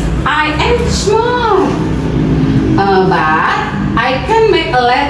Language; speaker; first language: English; non-native, learner; Indonesian